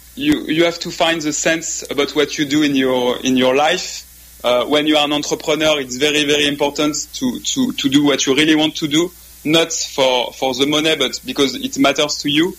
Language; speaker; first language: English; non-native, fluent; French